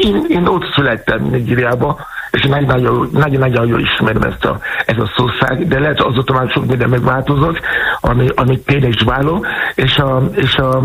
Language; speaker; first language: Hungarian; non-native, fluent; Yoruba